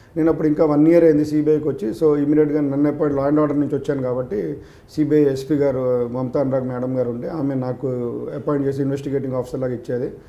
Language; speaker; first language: Telugu; native; Telugu